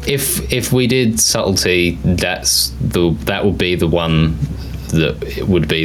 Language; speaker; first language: English; native; English